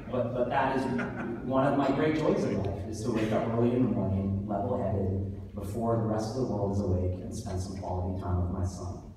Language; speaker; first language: English; native; English